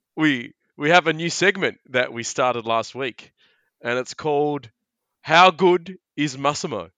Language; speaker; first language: English; early bilingual, other home language; Italian